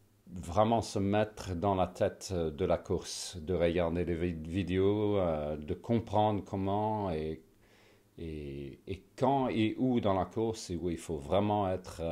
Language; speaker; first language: French; non-native, fluent; Swedish